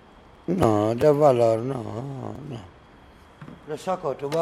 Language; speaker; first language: Spanish; non-native, learner; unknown